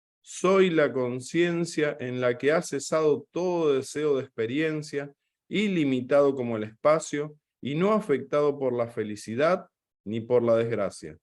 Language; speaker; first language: Spanish; native; Spanish